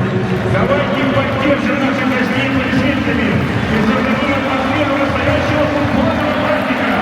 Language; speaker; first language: Russian; native; Russian